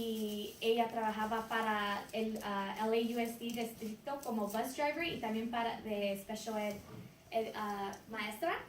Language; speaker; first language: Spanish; early bilingual, heritage; Spanish